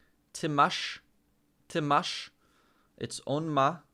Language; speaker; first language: Polish; non-native, learner; English